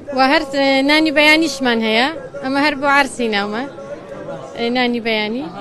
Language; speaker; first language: Central Kurdish; non-native, local second language; Kurdish